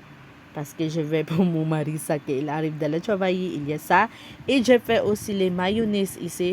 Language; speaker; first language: French; non-native, learner; Cebuano